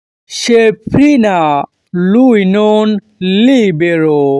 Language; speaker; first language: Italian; non-native, learner; Bangla